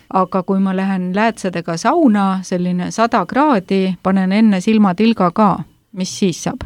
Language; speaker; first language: Estonian; native; Estonian